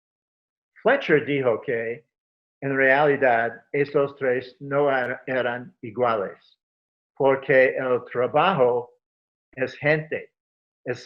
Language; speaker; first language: Spanish; non-native, fluent; English